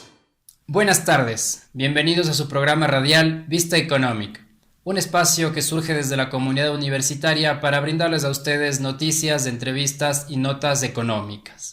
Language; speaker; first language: Spanish; native; Spanish